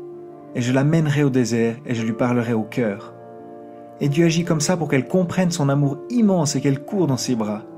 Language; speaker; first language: French; native; French